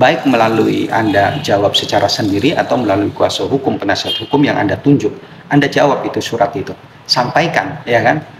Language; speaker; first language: Indonesian; native; Indonesian